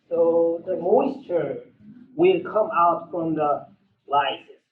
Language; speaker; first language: English; non-native, learner; Korean